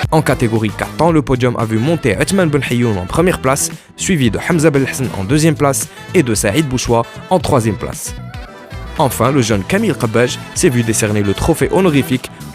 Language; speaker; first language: French; non-native, local second language; Arabic